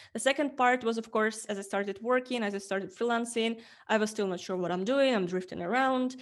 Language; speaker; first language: English; non-native, fluent; Ukrainian